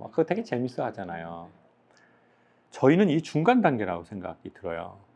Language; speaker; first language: Korean; native; Korean